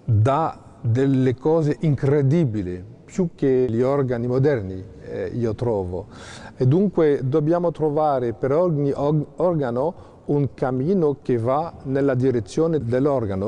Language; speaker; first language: Italian; non-native, fluent; French